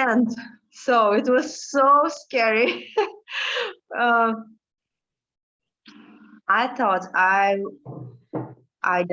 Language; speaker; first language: English; non-native, learner; Russian